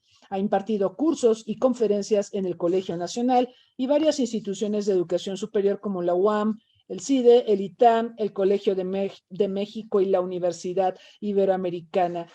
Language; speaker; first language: Spanish; native; Spanish